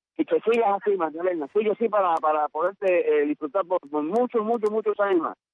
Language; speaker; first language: Spanish; native; Spanish